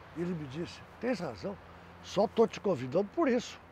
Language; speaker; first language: Portuguese; native; Portuguese